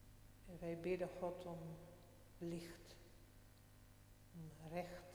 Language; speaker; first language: Dutch; non-native, local second language; Western Frisian